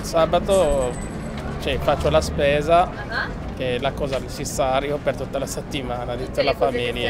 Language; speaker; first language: Italian; non-native, learner; Arabic